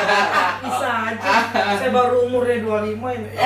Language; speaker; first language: Indonesian; native; Indonesian